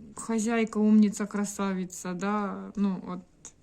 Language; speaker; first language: Ukrainian; non-native, local second language; Russian